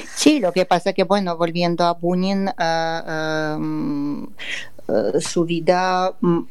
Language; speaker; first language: Spanish; non-native, fluent; Russian